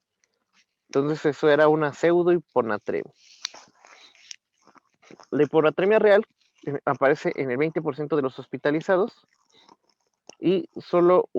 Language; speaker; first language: Spanish; native; Spanish